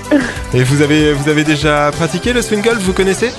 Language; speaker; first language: French; native; French